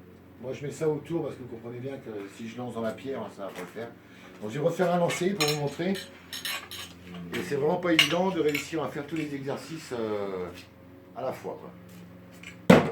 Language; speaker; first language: French; native; French